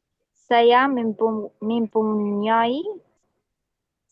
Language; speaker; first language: Indonesian; non-native, learner; Arabic